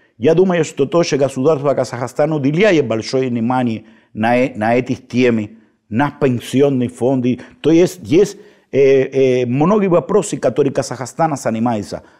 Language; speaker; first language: Russian; non-native, fluent; Spanish